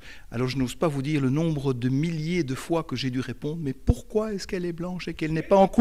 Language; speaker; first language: French; native; French